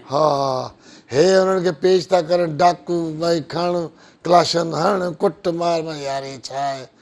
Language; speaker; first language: Sindhi; non-native, local second language; Brahui